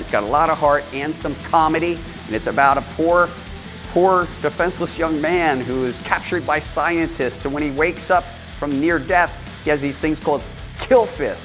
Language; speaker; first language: English; native; English